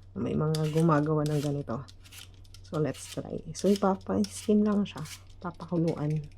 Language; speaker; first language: Filipino; native; Filipino